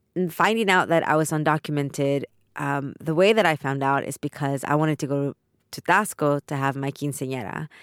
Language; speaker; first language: English; early bilingual, other home language; Spanish